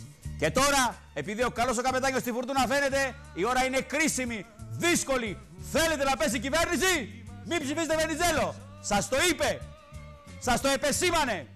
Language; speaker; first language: Greek; native; Greek